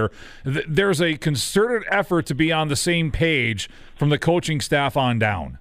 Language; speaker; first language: English; native; English